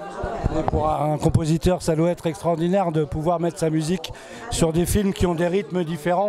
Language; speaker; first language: French; native; French